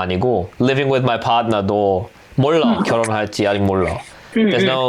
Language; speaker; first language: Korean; non-native, fluent; English